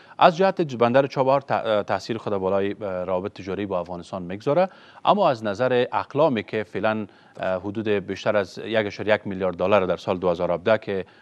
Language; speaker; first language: Persian; native; Persian